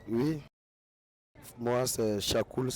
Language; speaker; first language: French; non-native, local second language; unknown